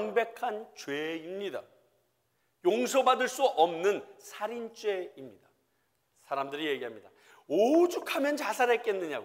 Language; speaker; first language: Korean; native; Korean